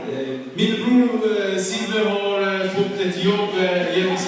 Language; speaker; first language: Swedish; non-native, fluent; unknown